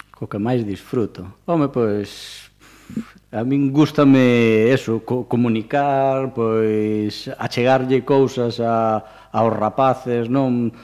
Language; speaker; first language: Galician; native; Galician